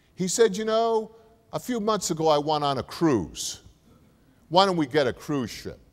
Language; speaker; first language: English; native; English